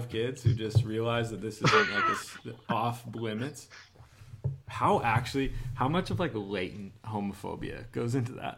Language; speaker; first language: English; native; English